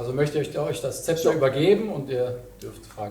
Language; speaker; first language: German; native; German